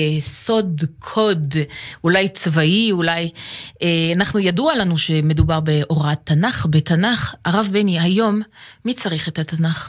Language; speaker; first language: Hebrew; non-native, fluent; French